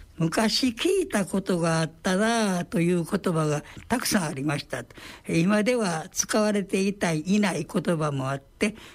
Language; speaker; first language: Japanese; native; Japanese